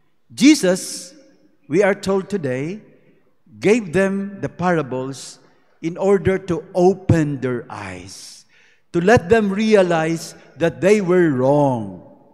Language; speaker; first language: English; non-native, local second language; Cebuano